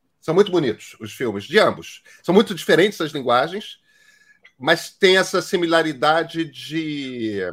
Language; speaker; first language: Portuguese; native; Portuguese